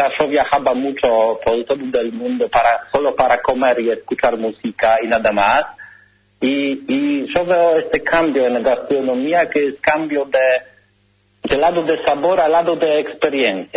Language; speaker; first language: Spanish; non-native, learner; Polish